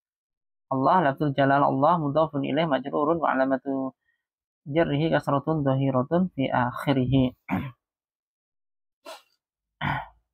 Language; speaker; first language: Arabic; non-native, fluent; Indonesian